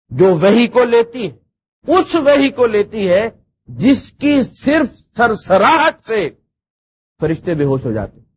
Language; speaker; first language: Urdu; non-native, local second language; Punjabi